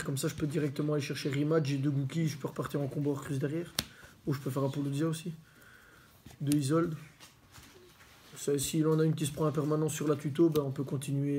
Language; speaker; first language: French; native; French